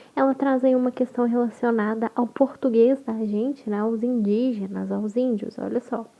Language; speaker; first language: Portuguese; native; Portuguese